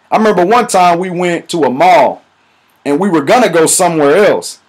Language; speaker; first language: English; native; English